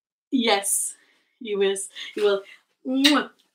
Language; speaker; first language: English; non-native, fluent; Portuguese